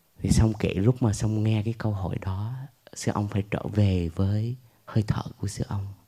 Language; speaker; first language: Vietnamese; early bilingual, heritage; Vietnamese